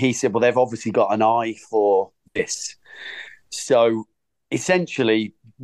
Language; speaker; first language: English; native; English